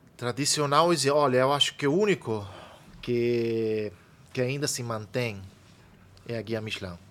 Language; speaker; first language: Portuguese; non-native, fluent; Italian